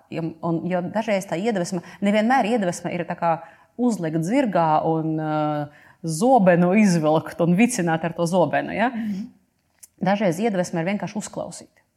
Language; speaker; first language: Latvian; non-native, local second language; Russian